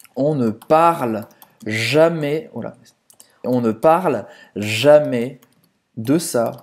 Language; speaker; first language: French; native; French